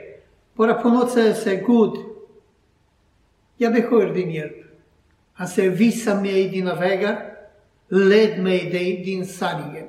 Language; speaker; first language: Swedish; non-native, learner; Croatian